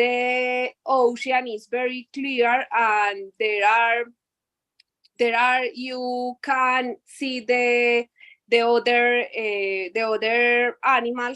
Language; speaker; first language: English; non-native, learner; Spanish